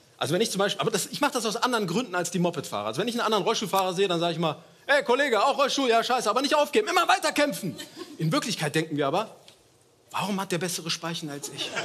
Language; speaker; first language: German; early bilingual, other home language; Turkish